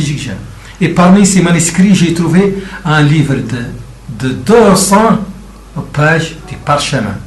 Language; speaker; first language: French; non-native, local second language; Arabic